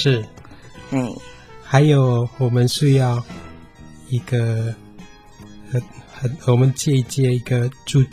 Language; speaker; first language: Chinese; non-native, fluent; Indonesian